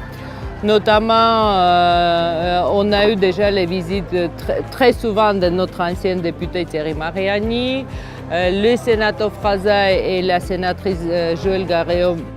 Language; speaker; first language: French; non-native, fluent; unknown